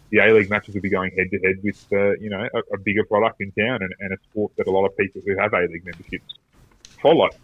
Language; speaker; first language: English; native; English